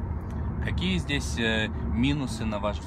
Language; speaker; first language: Russian; native; Russian